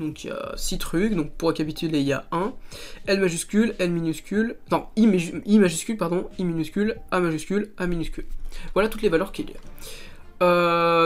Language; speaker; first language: French; native; French